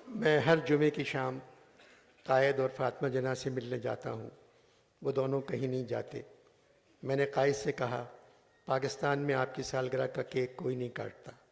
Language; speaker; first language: Urdu; native; Urdu